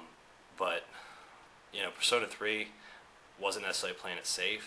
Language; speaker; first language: English; early bilingual, other home language; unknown